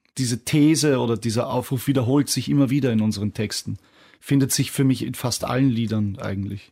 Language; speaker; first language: German; native; German